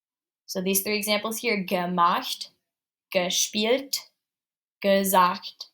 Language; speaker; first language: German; non-native, fluent; English